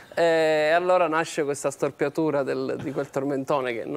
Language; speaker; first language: Italian; native; Italian